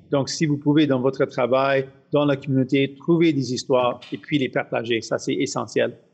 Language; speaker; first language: French; non-native, local second language; English